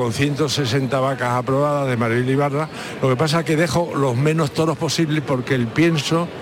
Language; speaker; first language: Spanish; native; Spanish